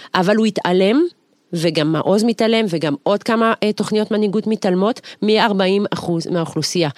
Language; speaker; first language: Hebrew; non-native, fluent; French